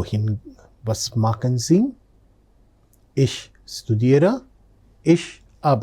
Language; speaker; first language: German; non-native, fluent; Telugu